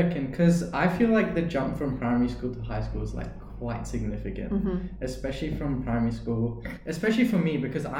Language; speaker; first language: English; native; English